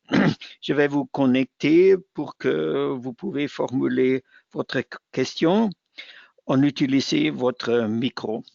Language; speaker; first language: French; non-native, fluent; German